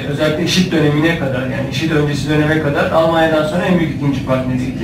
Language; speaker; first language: Turkish; native; Turkish